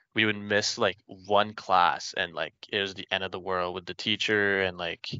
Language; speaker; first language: English; non-native, fluent; French